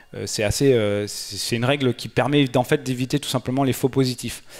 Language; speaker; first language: French; native; French